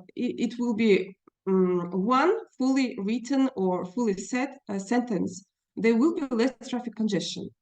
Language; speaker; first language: English; non-native, fluent; Russian